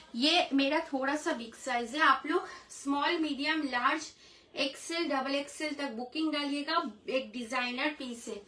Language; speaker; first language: Hindi; non-native, local second language; Bangla